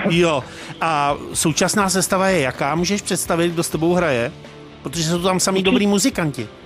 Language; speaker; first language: Czech; native; Czech